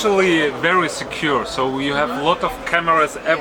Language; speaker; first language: English; non-native, learner; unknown